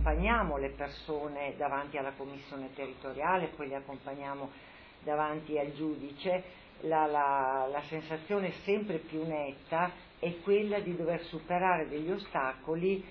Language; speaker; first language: Italian; native; Italian